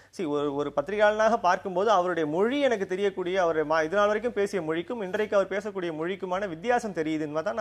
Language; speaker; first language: Tamil; native; Tamil